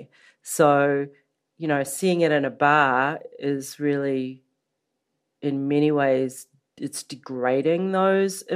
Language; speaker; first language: English; native; English